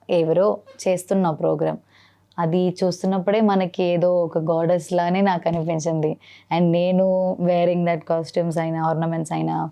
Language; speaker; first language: Telugu; non-native, learner; Malayalam